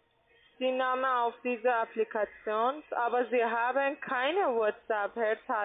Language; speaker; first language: German; non-native, learner; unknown